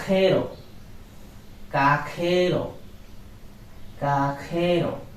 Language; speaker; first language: Spanish; non-native, learner; Bangla